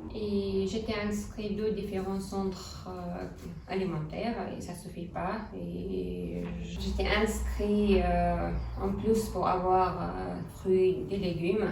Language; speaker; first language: French; non-native, fluent; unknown